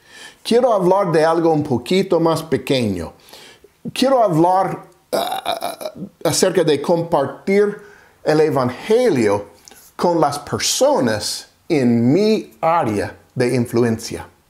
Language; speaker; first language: Spanish; non-native, fluent; English